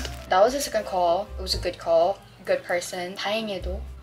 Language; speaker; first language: English; non-native, local second language; Filipino